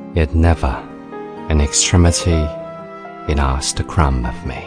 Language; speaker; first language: English; non-native, fluent; Chinese